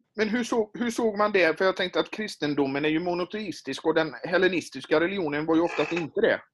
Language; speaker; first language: Swedish; native; Swedish